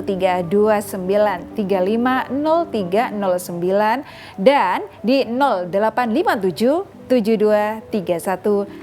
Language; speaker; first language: Indonesian; native; Indonesian